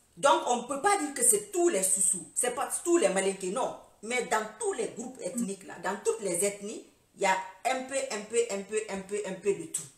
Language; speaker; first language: French; non-native, local second language; Fula